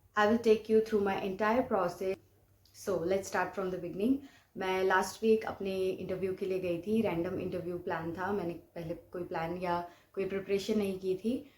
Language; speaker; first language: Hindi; non-native, local second language; Bangla